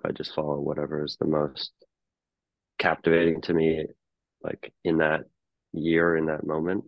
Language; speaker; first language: English; native; English